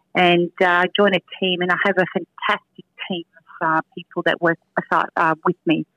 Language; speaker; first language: English; early bilingual, other home language; Spanish